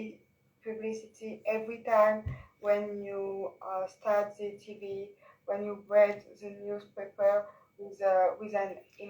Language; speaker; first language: English; non-native, learner; French